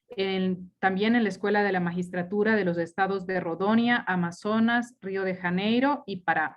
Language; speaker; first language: Spanish; native; Spanish